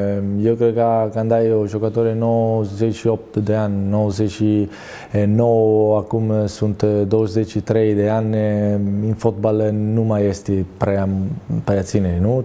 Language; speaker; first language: Romanian; non-native, learner; Italian